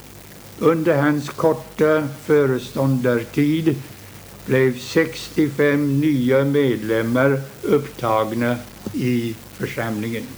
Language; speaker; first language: Swedish; early bilingual, heritage; Swedish